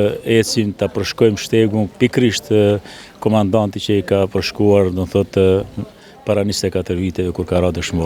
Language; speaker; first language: Albanian; native; Albanian